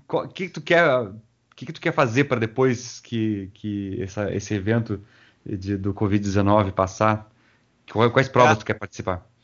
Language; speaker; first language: Portuguese; native; Portuguese